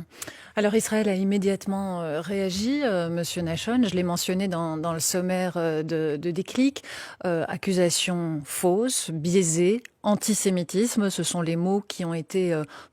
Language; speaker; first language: French; native; French